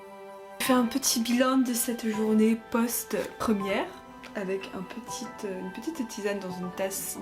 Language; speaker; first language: French; native; French